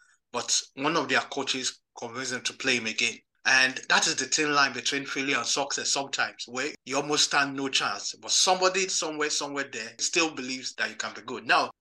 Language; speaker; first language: English; non-native, local second language; Yoruba